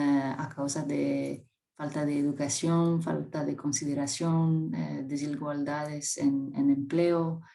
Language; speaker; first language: Spanish; non-native, fluent; French